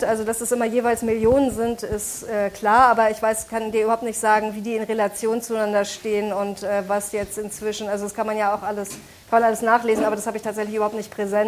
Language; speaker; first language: German; native; German